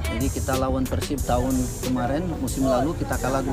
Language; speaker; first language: Indonesian; non-native, learner; Portuguese